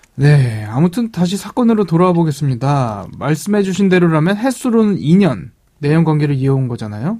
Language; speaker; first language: Korean; native; Korean